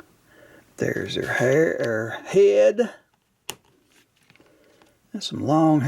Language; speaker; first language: English; native; English